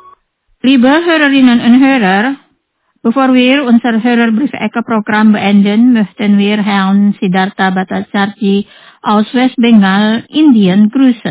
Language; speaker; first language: German; non-native, fluent; Indonesian